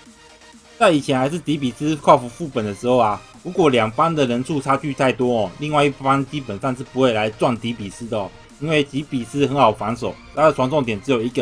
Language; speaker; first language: Chinese; native; Chinese